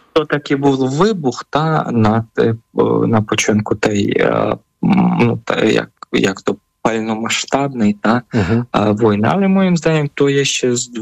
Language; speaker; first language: Polish; non-native, fluent; Ukrainian